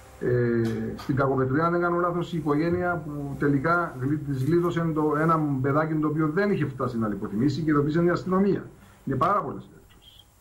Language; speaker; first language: Greek; native; Greek